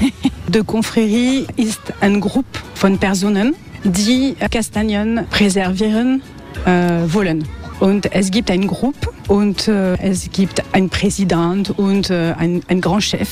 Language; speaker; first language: German; non-native, learner; French